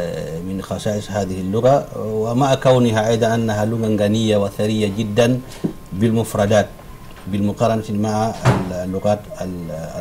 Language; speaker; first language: Arabic; non-native, fluent; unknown